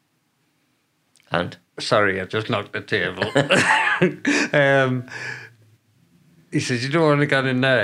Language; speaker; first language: English; native; English